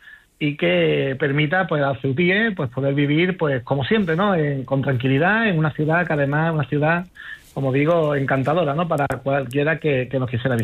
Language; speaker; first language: Spanish; native; Spanish